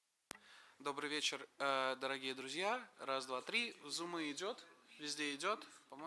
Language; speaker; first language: Russian; native; Russian